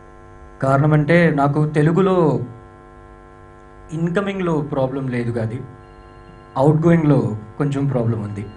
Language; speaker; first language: Telugu; non-native, learner; Hindi